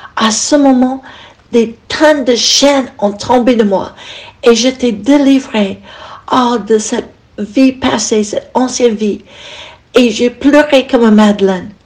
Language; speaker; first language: French; non-native, fluent; English